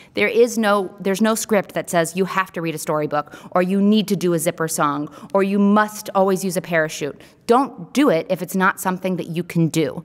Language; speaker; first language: English; native; English